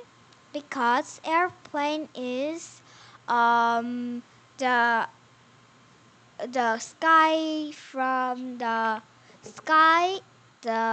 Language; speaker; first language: English; non-native, learner; Korean